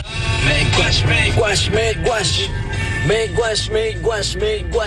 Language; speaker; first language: Chinese; non-native, learner; Korean